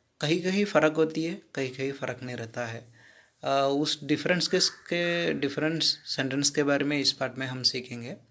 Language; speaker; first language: Hindi; non-native, local second language; Tamil